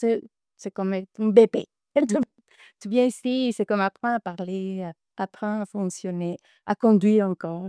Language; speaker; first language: French; non-native, fluent; Spanish